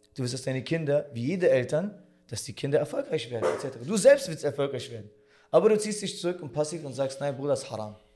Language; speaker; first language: German; early bilingual, other home language; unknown